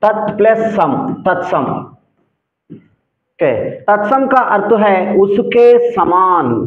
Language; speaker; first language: Hindi; non-native, local second language; Telugu